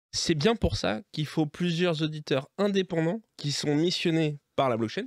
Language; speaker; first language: French; native; French